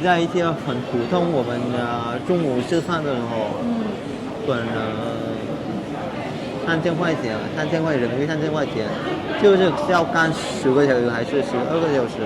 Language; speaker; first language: Chinese; non-native, fluent; Vietnamese